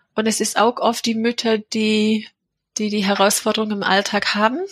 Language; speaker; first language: German; non-native, fluent; English